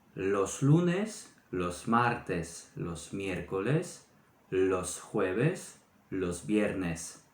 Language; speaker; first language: Spanish; non-native, fluent; Polish